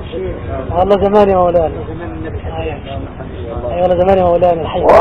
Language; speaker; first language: Arabic; native; Arabic